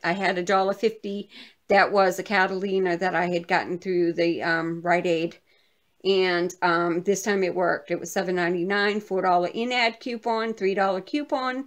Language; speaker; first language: English; native; English